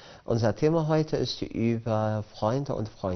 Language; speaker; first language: German; non-native, fluent; Arabic